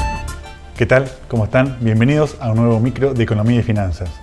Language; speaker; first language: Spanish; native; Spanish